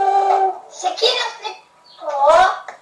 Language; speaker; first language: French; native; French